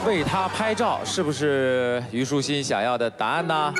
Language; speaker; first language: Chinese; native; Chinese